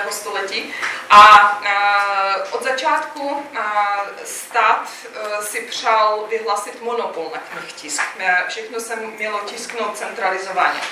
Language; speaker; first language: Czech; non-native, fluent; Russian